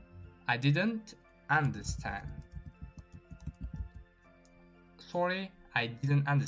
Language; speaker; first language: English; non-native, fluent; Tajik